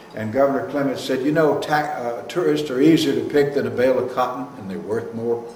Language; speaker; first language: English; native; English